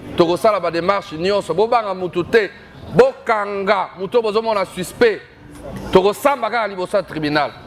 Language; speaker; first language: Lingala; non-native, local second language; Kituba (Democratic Republic of Congo)